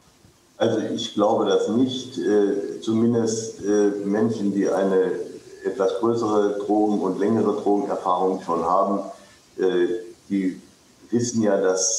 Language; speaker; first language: German; native; German